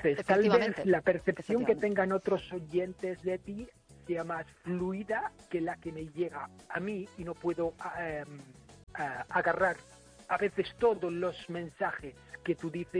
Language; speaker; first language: Spanish; non-native, fluent; English